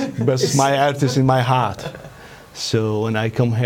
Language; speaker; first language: English; non-native, learner; Arabic